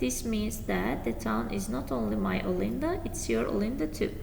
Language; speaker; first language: English; non-native, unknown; Azerbaijani